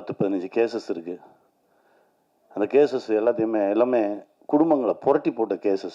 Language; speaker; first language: Tamil; native; Tamil